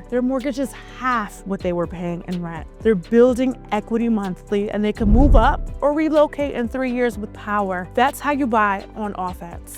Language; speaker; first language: English; native; English